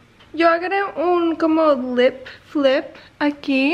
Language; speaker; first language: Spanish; early bilingual, other home language; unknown